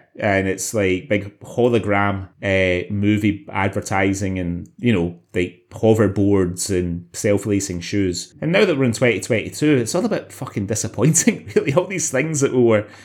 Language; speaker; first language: English; native; English